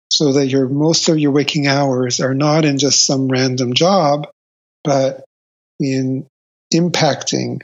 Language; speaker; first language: English; native; English